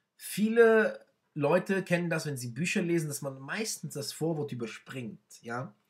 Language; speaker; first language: German; non-native, fluent; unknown